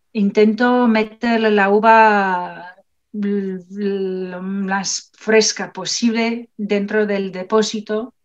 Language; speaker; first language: Spanish; non-native, fluent; English